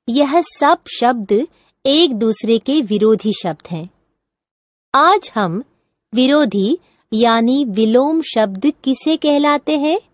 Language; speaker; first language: Hindi; non-native, local second language; Gujarati